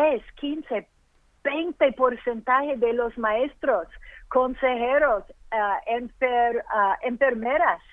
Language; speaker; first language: Spanish; early bilingual, heritage; English